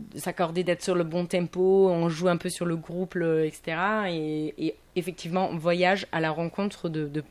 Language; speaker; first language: French; non-native, fluent; German